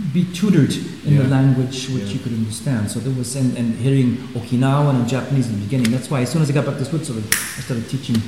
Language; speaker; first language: English; non-native, fluent; Swiss German